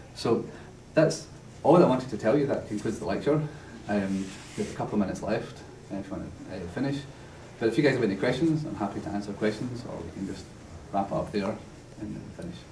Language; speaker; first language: English; native; English